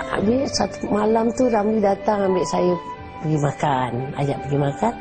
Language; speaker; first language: Malay; native; Malay